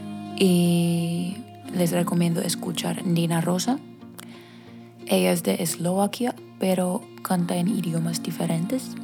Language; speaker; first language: Spanish; non-native, fluent; Finnish